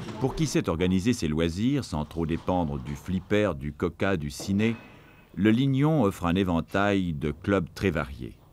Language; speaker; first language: French; native; French